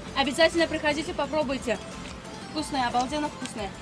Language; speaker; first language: Russian; non-native, local second language; Tajik